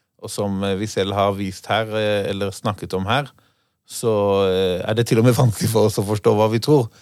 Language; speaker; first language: Norwegian; non-native, fluent; Hebrew